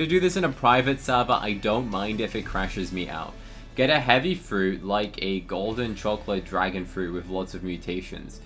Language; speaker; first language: English; native; English